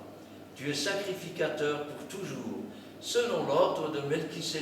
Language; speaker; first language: French; native; French